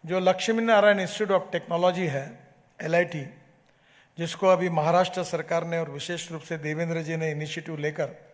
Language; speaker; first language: Hindi; non-native, local second language; Marathi